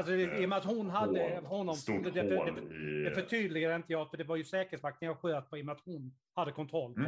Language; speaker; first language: Swedish; native; Swedish